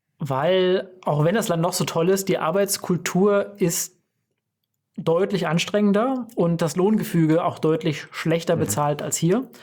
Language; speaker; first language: German; native; German